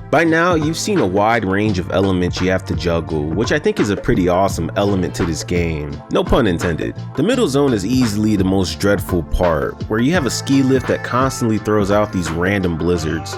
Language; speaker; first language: English; native; English